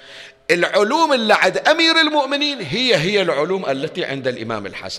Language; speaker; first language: Arabic; native; Arabic